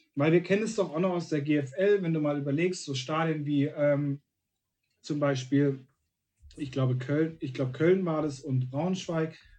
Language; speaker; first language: German; native; German